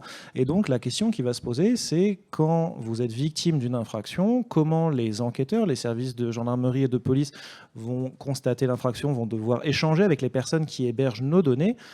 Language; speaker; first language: French; native; French